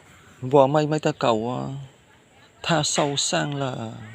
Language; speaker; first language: Chinese; non-native, learner; Khmer